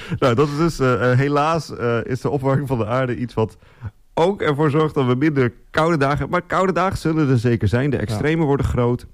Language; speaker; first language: Dutch; native; Dutch